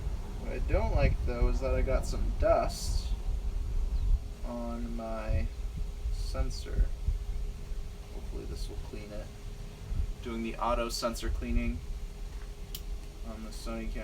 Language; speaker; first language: English; native; English